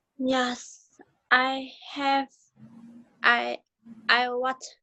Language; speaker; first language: English; non-native, learner; Vietnamese